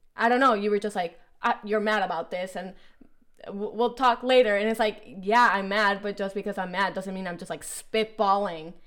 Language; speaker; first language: English; early bilingual, other home language; Spanish